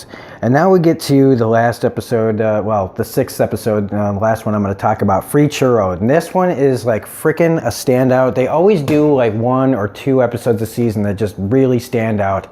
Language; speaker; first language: English; native; English